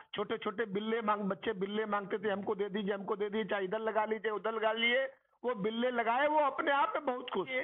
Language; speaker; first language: Hindi; native; Hindi